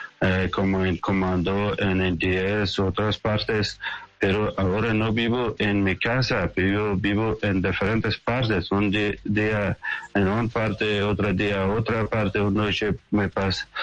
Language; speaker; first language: Spanish; non-native, learner; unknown